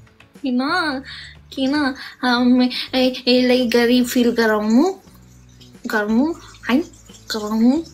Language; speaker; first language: Nepali; non-native, learner; Hindi